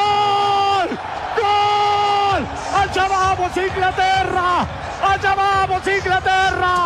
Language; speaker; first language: Spanish; native; Spanish